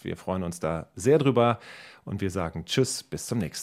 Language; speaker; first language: German; native; German